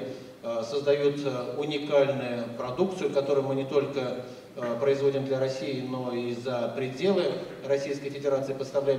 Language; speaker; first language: Russian; native; Russian